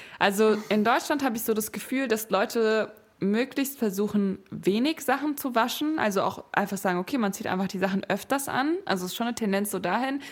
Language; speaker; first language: German; native; German